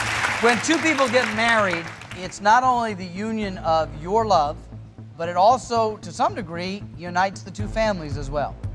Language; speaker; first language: English; native; English